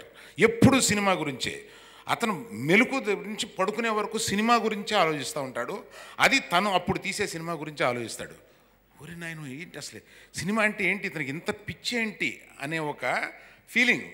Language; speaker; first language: Telugu; native; Telugu